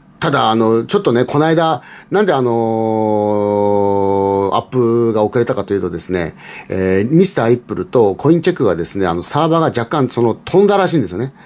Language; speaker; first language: Japanese; native; Japanese